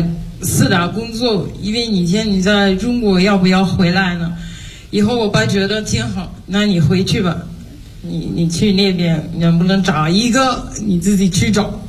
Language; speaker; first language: Chinese; non-native, fluent; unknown